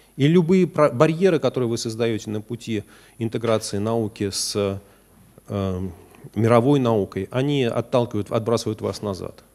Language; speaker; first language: Russian; native; Russian